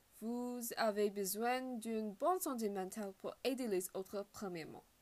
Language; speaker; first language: French; non-native, learner; English